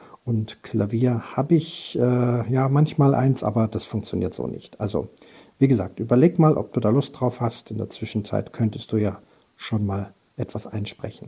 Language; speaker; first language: German; native; German